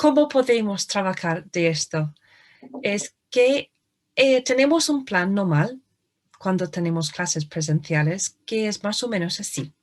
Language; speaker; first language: Spanish; non-native, fluent; English